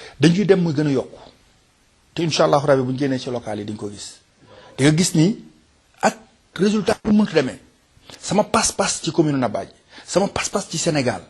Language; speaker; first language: Wolof; non-native, local second language; Fula